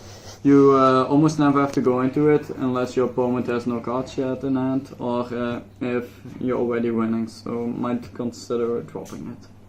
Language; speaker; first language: English; non-native, fluent; Dutch